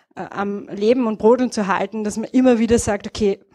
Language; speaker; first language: German; native; German